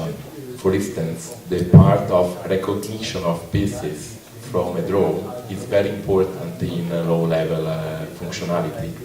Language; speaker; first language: English; non-native, learner; Italian